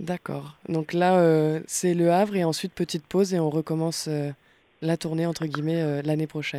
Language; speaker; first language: French; native; French